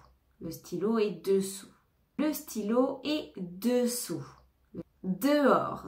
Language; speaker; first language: French; native; French